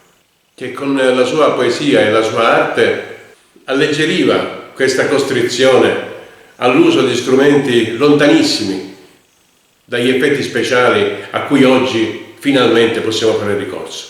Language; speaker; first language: Italian; native; Italian